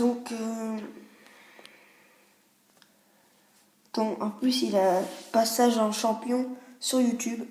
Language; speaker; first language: French; native; French